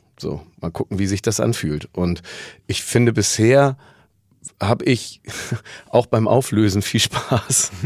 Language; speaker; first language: German; native; German